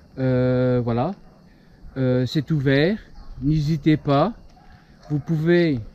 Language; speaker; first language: French; native; French